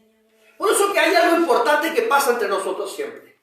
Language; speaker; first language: Spanish; native; Spanish